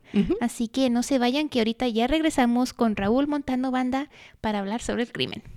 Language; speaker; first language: Spanish; native; Spanish